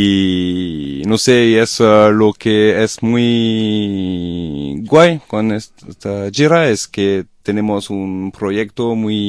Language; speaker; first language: Spanish; non-native, learner; French